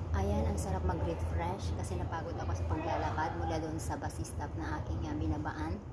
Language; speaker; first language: Filipino; native; Filipino